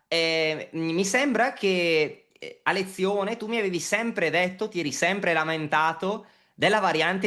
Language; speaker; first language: Italian; native; Italian